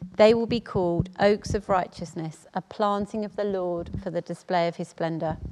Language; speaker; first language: English; native; English